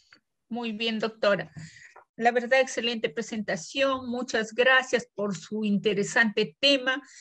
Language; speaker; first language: Spanish; native; Spanish